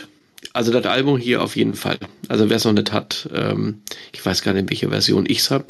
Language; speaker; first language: German; native; German